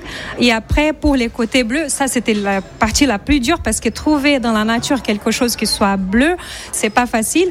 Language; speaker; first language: French; non-native, fluent; Portuguese